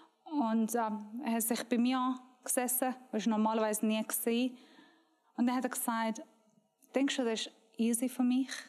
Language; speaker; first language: German; non-native, learner; Persian